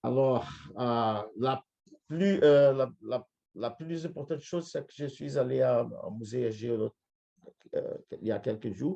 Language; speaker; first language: French; non-native, fluent; Portuguese